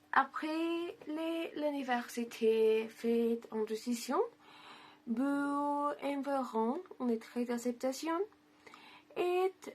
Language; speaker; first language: French; non-native, learner; Spanish